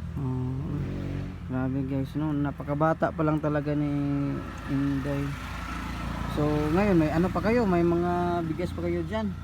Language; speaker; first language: Filipino; non-native, local second language; Cebuano